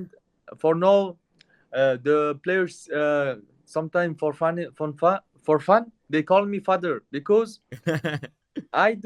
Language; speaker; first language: English; non-native, learner; Mongolian